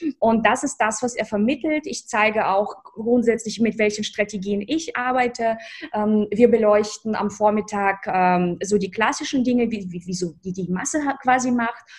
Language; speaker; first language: German; early bilingual, other home language; Russian